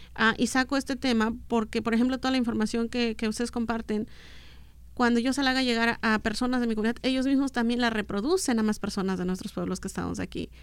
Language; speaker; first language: Spanish; non-native, local second language; Mixtepec Mixtec